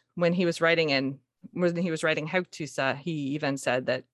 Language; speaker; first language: English; native; English